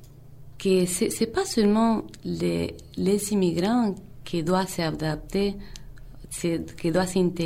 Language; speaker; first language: French; non-native, fluent; Spanish